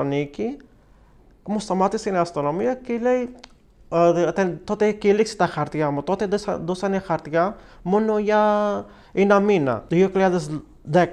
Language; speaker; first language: Greek; non-native, fluent; Arabic